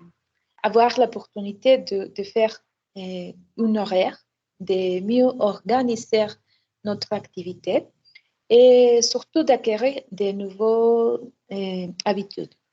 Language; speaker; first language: French; non-native, learner; Spanish